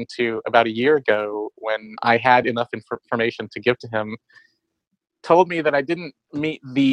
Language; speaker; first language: English; native; English